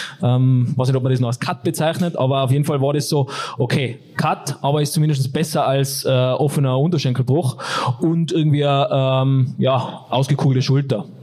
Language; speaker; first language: German; native; German